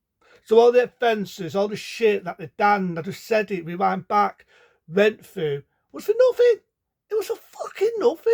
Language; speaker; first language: English; native; English